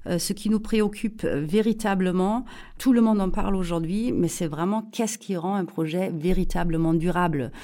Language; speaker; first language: French; non-native, fluent; German